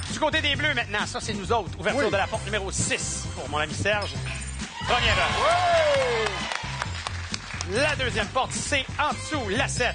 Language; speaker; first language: French; native; French